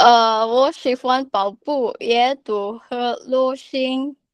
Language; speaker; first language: Chinese; non-native, learner; Filipino